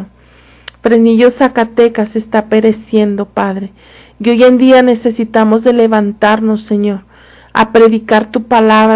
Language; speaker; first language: Spanish; native; Spanish